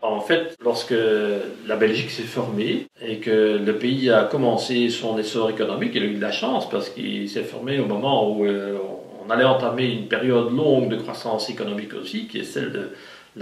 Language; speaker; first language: French; native; French